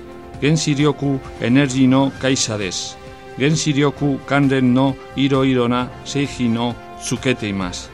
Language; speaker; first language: Japanese; non-native, learner; Spanish